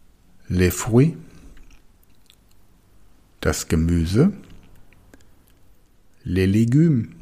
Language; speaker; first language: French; non-native, fluent; German